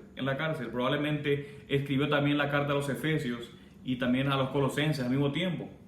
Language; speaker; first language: Spanish; native; Spanish